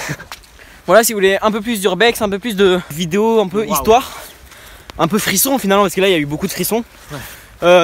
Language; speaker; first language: French; native; French